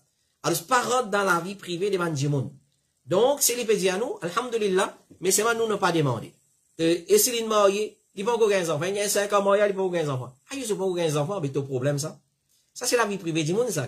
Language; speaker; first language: French; non-native, local second language; Morisyen